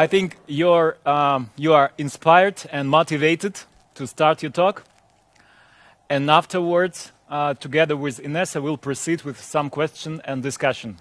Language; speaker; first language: English; non-native, fluent; Ukrainian